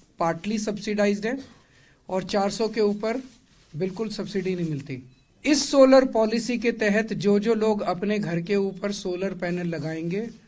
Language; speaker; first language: Hindi; native; Hindi